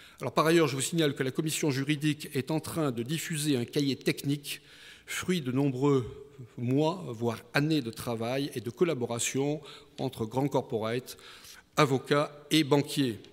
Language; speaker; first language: French; native; French